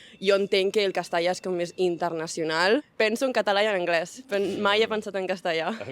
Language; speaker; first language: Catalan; native; Catalan